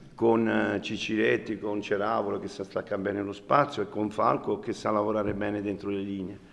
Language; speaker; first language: Italian; native; Italian